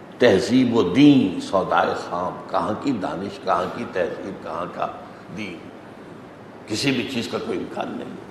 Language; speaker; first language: Urdu; native; Urdu